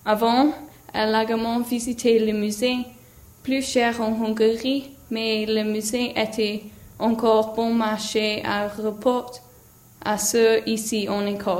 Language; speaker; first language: French; non-native, learner; English